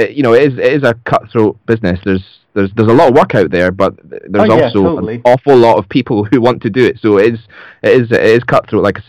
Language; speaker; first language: English; native; English